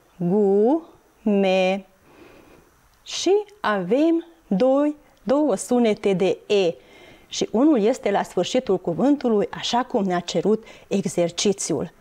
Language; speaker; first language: Romanian; non-native, local second language; Hungarian